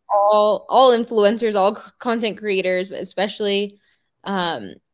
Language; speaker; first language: English; native; English